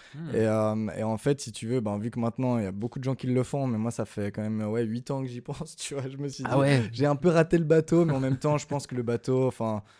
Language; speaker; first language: French; native; French